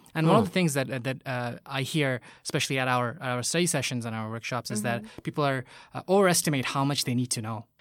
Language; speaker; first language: English; non-native, local second language; Bangla